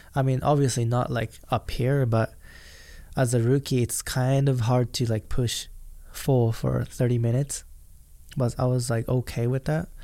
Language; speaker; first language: English; non-native, fluent; Japanese